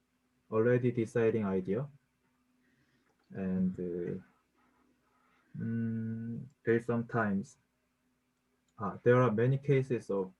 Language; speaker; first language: English; non-native, learner; Korean